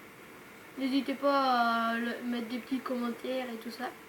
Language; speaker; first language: French; native; French